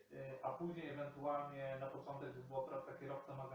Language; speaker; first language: Polish; native; Polish